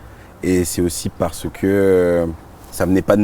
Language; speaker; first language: French; native; French